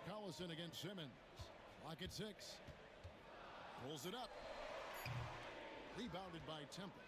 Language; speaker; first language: English; native; English